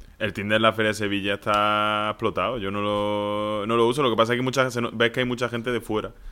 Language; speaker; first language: Spanish; native; Spanish